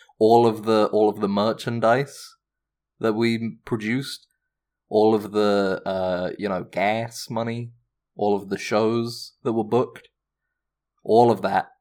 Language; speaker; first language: English; native; English